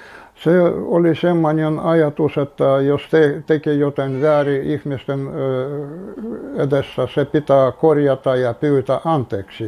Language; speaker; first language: Finnish; non-native, learner; Russian